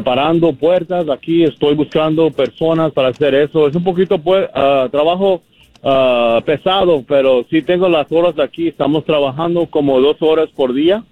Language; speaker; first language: Spanish; early bilingual, heritage; English